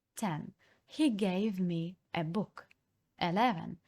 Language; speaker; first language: English; non-native, fluent; Ukrainian